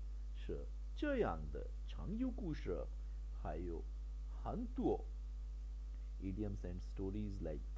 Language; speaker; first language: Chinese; non-native, learner; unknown